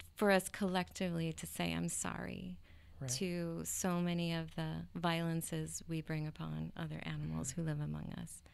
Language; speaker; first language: English; native; English